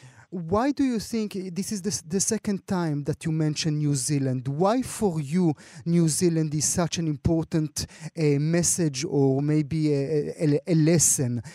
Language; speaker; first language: English; non-native, fluent; Hebrew